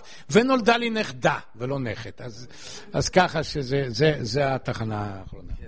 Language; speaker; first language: Hebrew; non-native, fluent; Polish